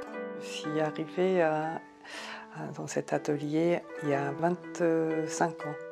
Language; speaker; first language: French; non-native, fluent; Japanese